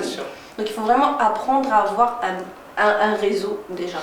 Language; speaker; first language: French; non-native, local second language; Arabic